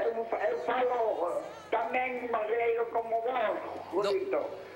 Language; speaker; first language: Portuguese; non-native, learner; Spanish